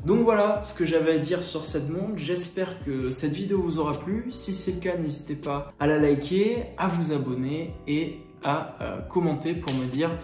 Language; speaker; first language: French; native; French